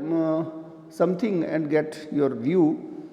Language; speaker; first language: English; non-native, local second language; Hindi